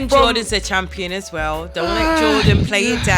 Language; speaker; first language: English; native; English